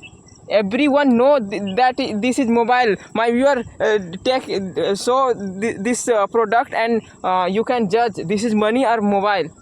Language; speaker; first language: English; non-native, learner; Hindi